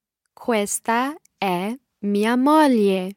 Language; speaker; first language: Italian; non-native, learner; English